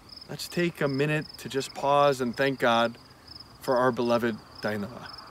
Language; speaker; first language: English; early bilingual, other home language; Lithuanian